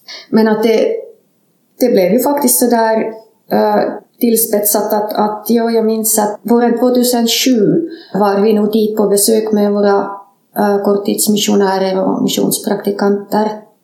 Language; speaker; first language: Swedish; non-native, fluent; Estonian